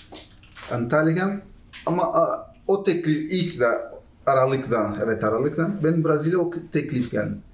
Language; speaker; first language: Turkish; non-native, learner; Portuguese